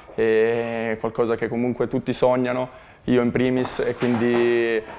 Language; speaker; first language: Italian; native; Italian